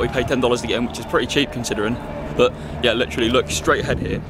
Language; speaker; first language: English; native; English